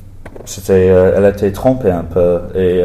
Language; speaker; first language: French; non-native, learner; English